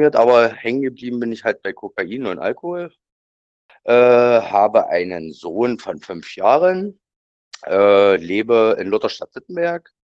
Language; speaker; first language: German; native; German